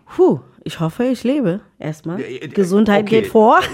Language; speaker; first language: German; non-native, fluent; Tswana